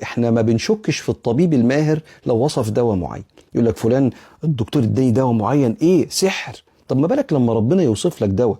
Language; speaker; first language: Arabic; native; Arabic